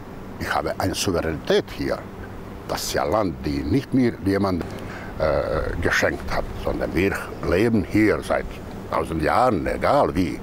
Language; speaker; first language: German; non-native, fluent; Croatian